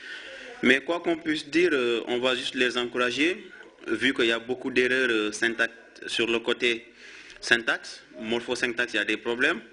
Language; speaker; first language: French; non-native, fluent; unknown